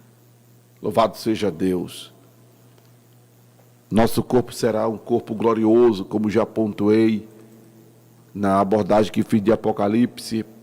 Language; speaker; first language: Portuguese; native; Portuguese